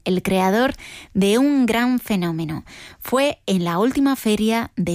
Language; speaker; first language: Spanish; native; Spanish